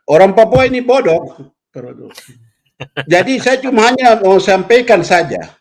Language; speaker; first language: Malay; non-native, local second language; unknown